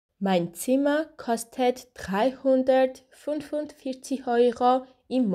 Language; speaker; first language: German; non-native, fluent; Georgian